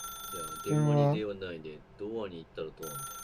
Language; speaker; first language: Japanese; native; Japanese